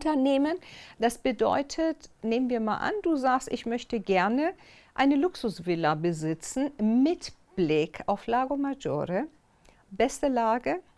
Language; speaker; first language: German; non-native, fluent; Persian